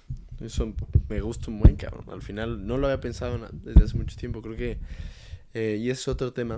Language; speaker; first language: Spanish; native; Spanish